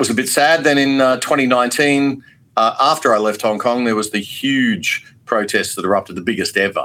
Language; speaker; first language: English; native; English